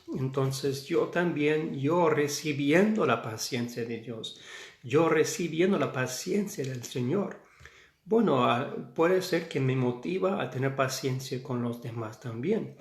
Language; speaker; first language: Spanish; non-native, fluent; English